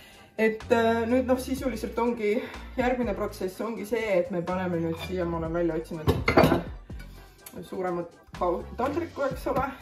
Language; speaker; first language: Estonian; native; Estonian